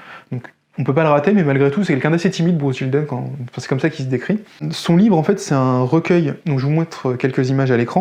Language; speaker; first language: French; native; French